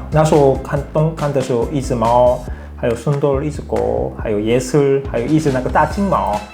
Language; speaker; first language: Chinese; non-native, fluent; Korean